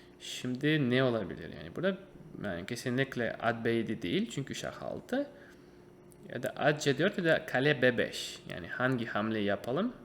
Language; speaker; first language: Turkish; non-native, fluent; Russian